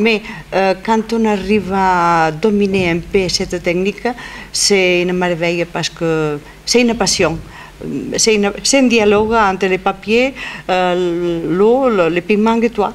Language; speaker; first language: French; non-native, fluent; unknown